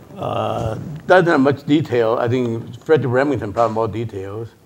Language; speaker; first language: English; non-native, local second language; Cantonese